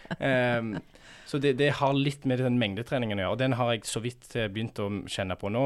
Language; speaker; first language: Norwegian; early bilingual, heritage; English